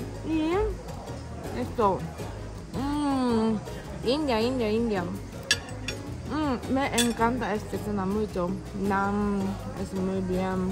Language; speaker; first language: Spanish; non-native, learner; Japanese